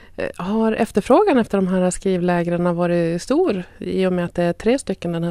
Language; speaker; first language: Swedish; native; Swedish